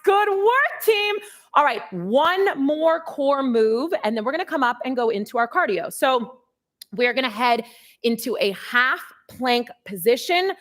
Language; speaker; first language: English; native; English